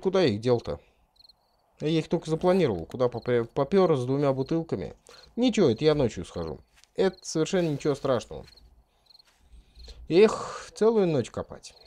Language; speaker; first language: Russian; native; Russian